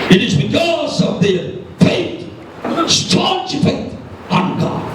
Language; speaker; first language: English; non-native, local second language; Tamil